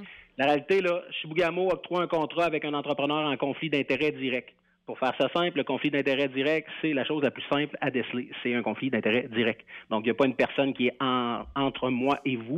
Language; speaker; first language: French; native; French